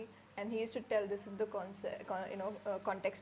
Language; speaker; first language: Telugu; non-native, learner; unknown